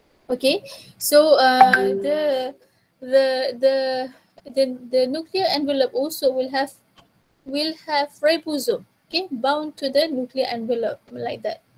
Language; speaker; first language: English; non-native, local second language; Malay